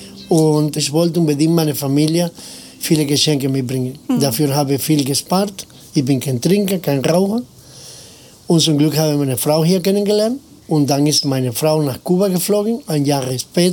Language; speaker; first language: German; non-native, fluent; Spanish